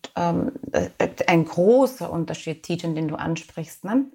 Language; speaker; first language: German; native; German